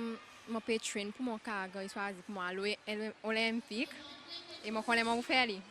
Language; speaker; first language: French; non-native, learner; Seselwa Creole French